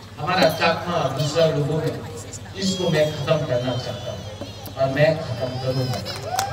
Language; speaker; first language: Hindi; non-native, local second language; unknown